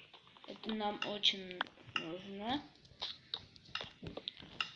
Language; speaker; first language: Russian; early bilingual, heritage; Russian